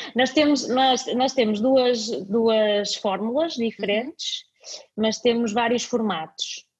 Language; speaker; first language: Portuguese; native; Portuguese